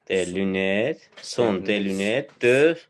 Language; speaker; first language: French; non-native, fluent; Azerbaijani